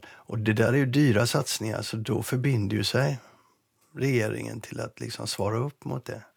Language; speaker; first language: Swedish; native; Swedish